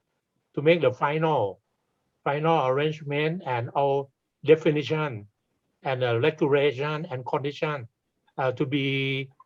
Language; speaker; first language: English; non-native, fluent; Thai